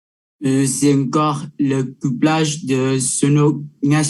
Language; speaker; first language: French; non-native, fluent; Vietnamese